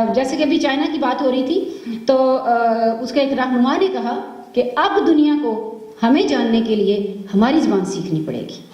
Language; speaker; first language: Urdu; native; Urdu